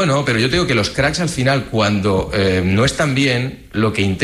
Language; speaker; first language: Spanish; native; Spanish